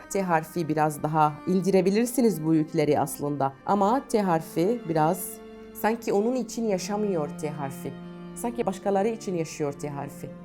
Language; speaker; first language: Turkish; non-native, fluent; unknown